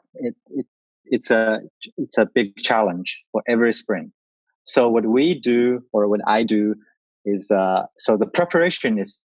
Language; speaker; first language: English; non-native, learner; Chinese